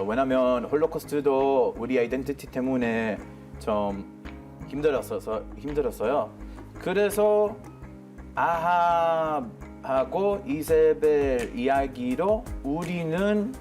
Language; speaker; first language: Korean; non-native, fluent; Hebrew